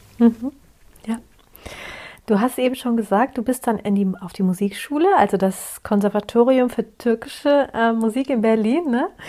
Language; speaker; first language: German; early bilingual, other home language; Turkish